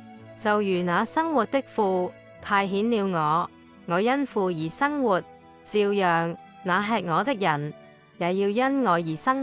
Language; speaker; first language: Chinese; native; Chinese